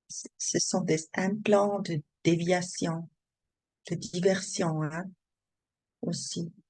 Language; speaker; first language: French; non-native, learner; German